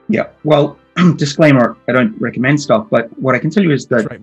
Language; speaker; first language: English; native; English